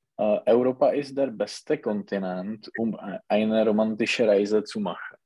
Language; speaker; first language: German; non-native, learner; Czech